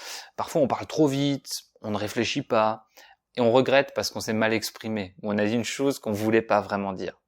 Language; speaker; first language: French; native; French